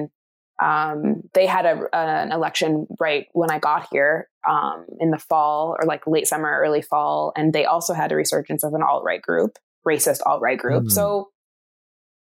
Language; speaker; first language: English; native; English